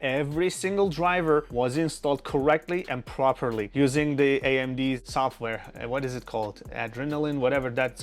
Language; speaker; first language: English; non-native, fluent; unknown